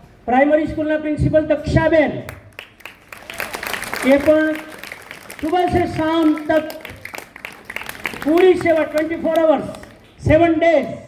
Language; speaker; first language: Hindi; non-native, local second language; Gujarati